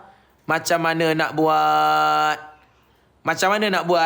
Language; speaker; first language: Malay; native; Malay